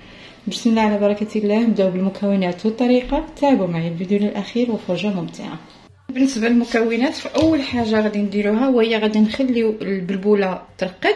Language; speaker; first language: Arabic; native; Arabic